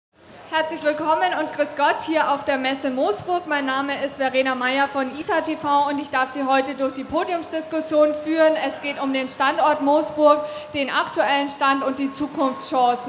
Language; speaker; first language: German; native; German